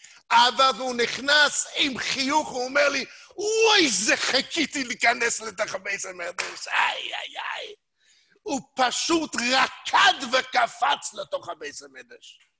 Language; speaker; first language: Hebrew; non-native, fluent; English